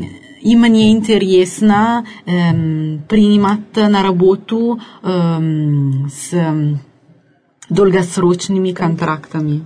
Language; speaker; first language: Russian; non-native, fluent; Italian